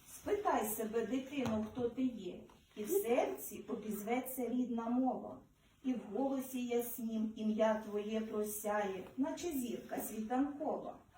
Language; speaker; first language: Ukrainian; native; Ukrainian